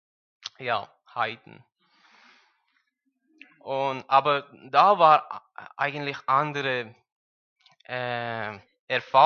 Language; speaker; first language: German; non-native, learner; Persian